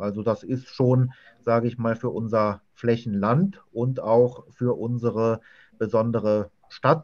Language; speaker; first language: German; native; German